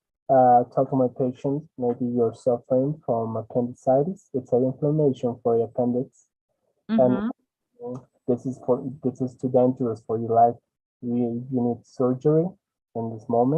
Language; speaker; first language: English; non-native, learner; Spanish